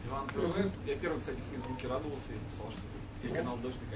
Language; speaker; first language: Russian; native; Russian